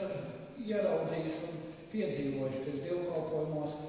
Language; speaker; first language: Latvian; native; Latvian